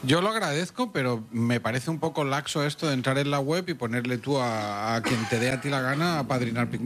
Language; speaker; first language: Spanish; native; Spanish